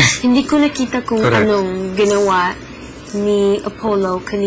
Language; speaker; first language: Filipino; early bilingual, heritage; English